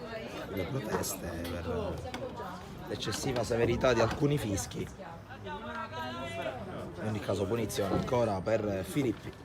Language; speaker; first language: Italian; native; Italian